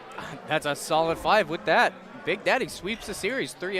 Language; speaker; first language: English; native; English